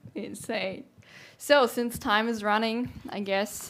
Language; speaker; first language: English; non-native, fluent; German